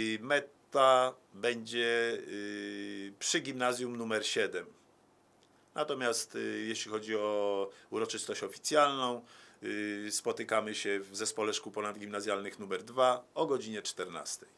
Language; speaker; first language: Polish; native; Polish